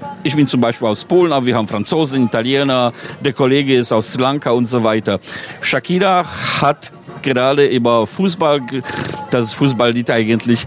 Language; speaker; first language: German; non-native, fluent; Polish